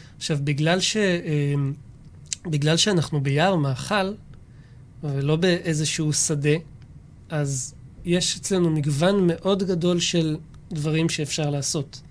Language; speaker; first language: Hebrew; native; Hebrew